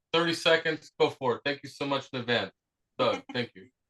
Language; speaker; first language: English; native; English